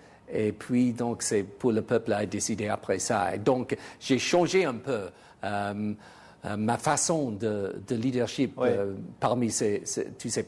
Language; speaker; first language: French; non-native, fluent; English